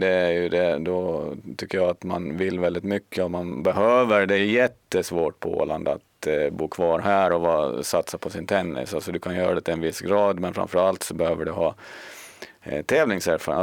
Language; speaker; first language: Swedish; native; Swedish